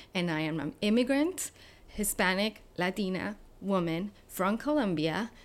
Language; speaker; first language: English; non-native, fluent; Spanish